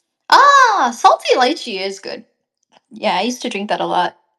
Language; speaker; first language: English; native; English